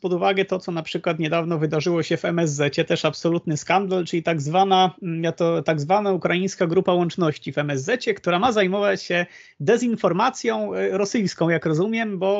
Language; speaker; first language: Polish; native; Polish